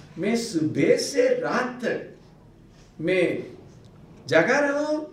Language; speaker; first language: Hindi; non-native, local second language; Bangla